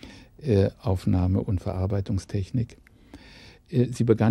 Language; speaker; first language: German; native; German